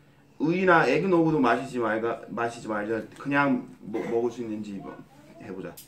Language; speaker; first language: Korean; non-native, fluent; English